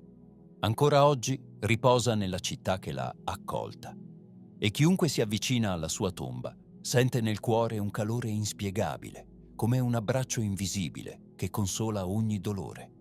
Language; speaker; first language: Italian; native; Italian